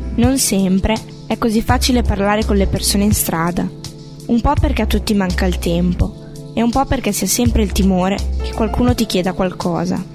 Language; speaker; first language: Italian; native; Italian